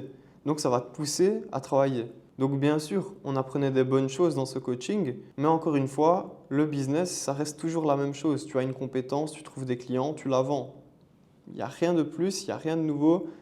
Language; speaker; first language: French; native; French